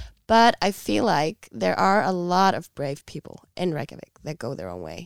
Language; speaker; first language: English; non-native, fluent; Icelandic